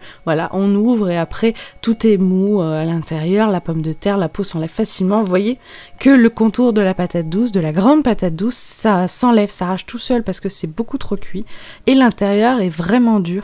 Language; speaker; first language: French; native; French